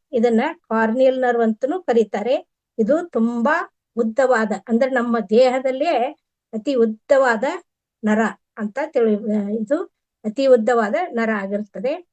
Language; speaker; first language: Kannada; native; Kannada